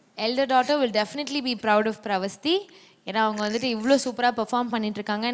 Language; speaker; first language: Tamil; native; Tamil